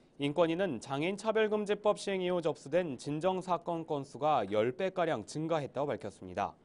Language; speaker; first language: Korean; native; Korean